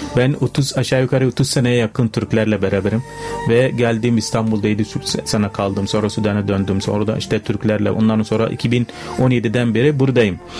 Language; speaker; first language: Turkish; non-native, fluent; Arabic